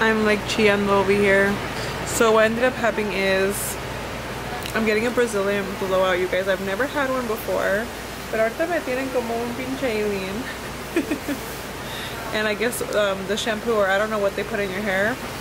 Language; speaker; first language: English; early bilingual, other home language; Spanish